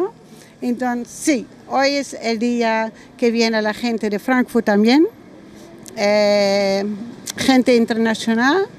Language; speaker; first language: Spanish; non-native, learner; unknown